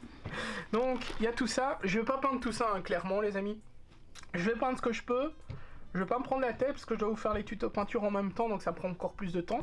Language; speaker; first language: French; native; French